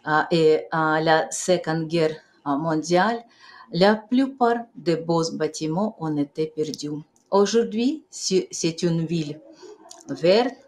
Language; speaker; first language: French; non-native, fluent; Russian